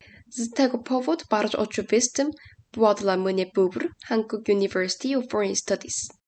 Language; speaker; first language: Polish; non-native, learner; Korean